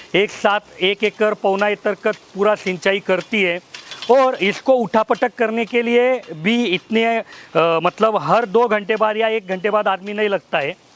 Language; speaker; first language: Hindi; non-native, local second language; Marathi